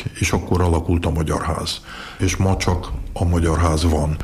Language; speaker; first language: Hungarian; early bilingual, heritage; Hungarian